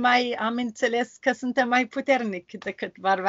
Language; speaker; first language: Romanian; non-native, learner; English